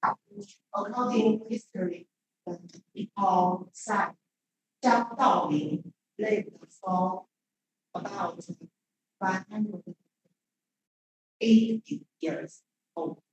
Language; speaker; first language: English; non-native, learner; Chinese